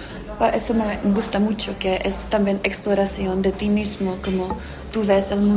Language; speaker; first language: Spanish; non-native, fluent; Czech